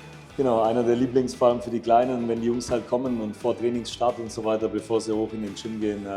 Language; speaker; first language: German; native; German